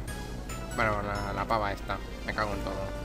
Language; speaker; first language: Spanish; native; Spanish